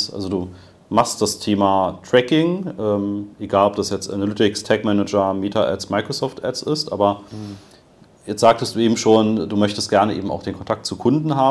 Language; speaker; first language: German; native; German